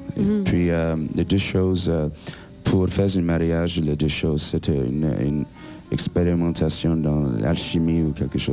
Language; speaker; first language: French; non-native, learner; English